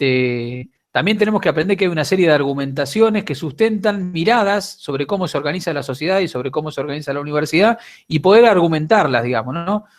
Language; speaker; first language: Spanish; native; Spanish